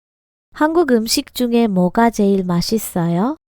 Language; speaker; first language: Korean; non-native, fluent; Sinhala